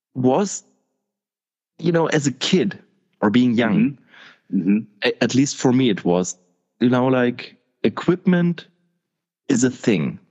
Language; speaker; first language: English; non-native, fluent; German